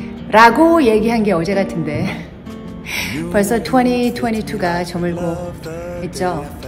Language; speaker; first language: Korean; native; Korean